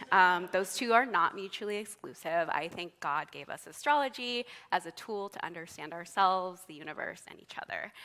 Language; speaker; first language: English; native; English